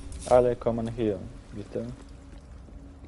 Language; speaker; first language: German; non-native, learner; Russian